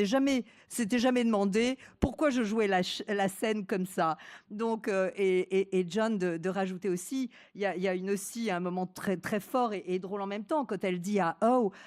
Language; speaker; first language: French; native; French